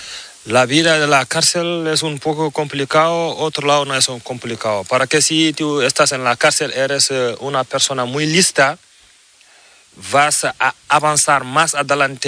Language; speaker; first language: Spanish; non-native, learner; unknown